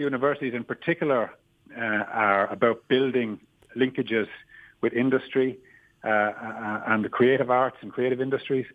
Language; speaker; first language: English; native; English